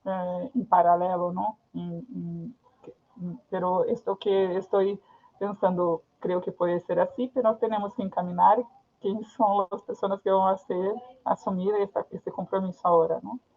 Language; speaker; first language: Spanish; non-native, fluent; Portuguese